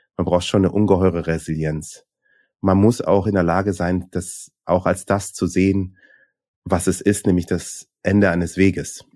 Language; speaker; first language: German; early bilingual, other home language; Swahili